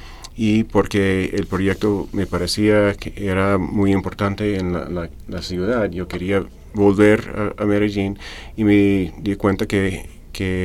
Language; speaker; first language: Spanish; non-native, fluent; English